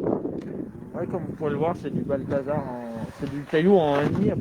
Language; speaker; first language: French; native; French